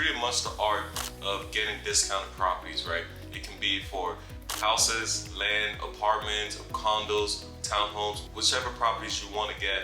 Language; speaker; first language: English; native; English